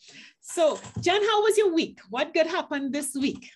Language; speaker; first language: English; native; English